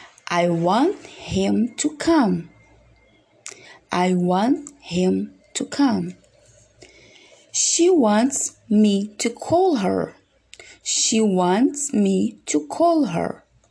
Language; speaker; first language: English; non-native, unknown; Portuguese